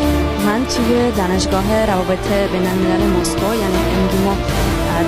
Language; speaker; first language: Persian; non-native, fluent; Russian